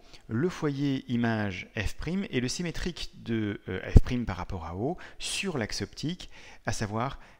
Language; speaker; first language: French; native; French